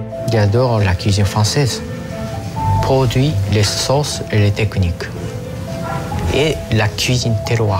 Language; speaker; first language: French; non-native, learner; Japanese